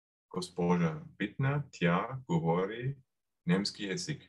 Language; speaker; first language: Bulgarian; non-native, learner; German